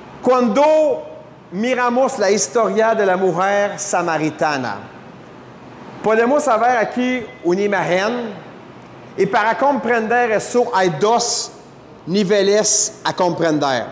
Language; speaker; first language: Spanish; non-native, fluent; French